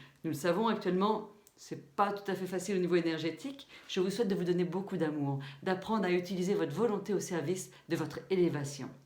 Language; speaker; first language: French; native; French